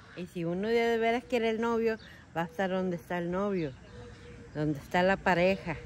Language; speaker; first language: Spanish; native; Spanish